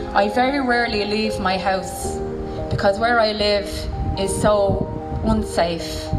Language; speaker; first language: English; native; English